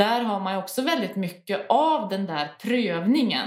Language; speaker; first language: Swedish; native; Swedish